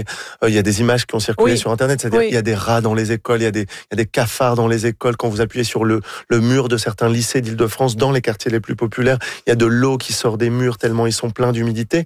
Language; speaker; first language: French; native; French